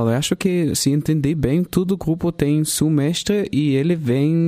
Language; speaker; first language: Portuguese; non-native, fluent; German